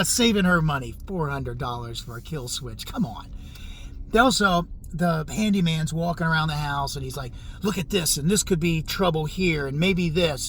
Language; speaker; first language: English; native; English